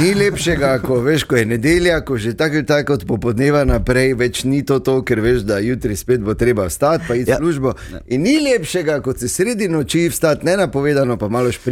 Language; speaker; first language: Slovenian; native; Slovenian